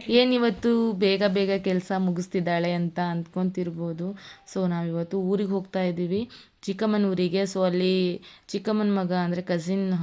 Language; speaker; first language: Kannada; non-native, local second language; Lambadi